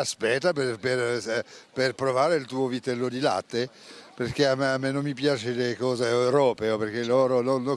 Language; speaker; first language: Italian; non-native, fluent; French